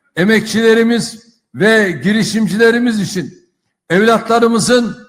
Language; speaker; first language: Turkish; native; Turkish